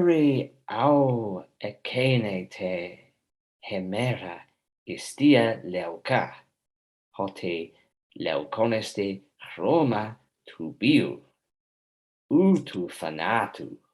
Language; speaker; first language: Greek; non-native, fluent; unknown